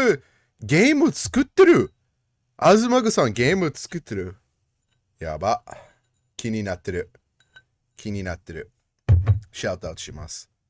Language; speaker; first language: Japanese; non-native, learner; English